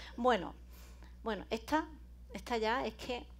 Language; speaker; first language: Spanish; native; Spanish